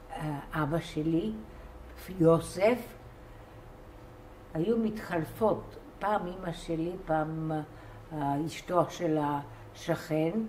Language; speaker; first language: Hebrew; non-native, fluent; Bulgarian